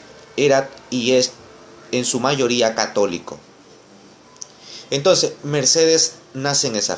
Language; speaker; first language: Spanish; native; Spanish